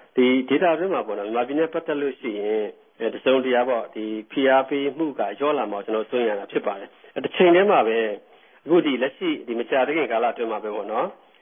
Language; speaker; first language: Burmese; native; Burmese